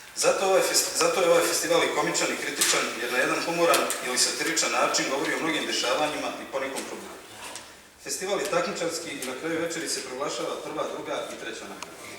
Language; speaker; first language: Bosnian; native; Bosnian